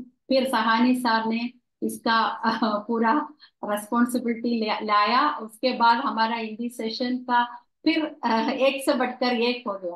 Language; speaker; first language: Hindi; non-native, local second language; Malayalam